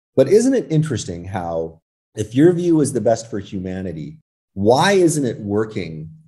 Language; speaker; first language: English; native; English